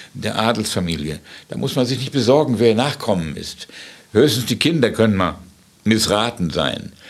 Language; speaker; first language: German; native; German